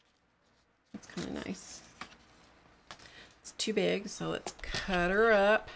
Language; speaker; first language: English; native; English